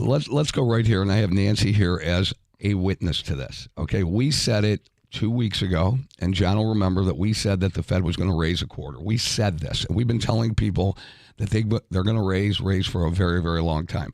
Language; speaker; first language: English; native; English